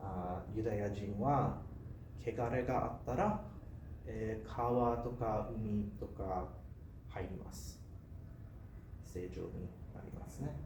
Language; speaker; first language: Japanese; non-native, learner; English